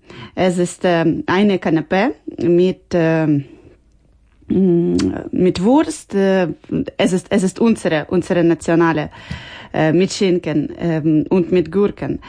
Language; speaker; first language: German; non-native, learner; Ukrainian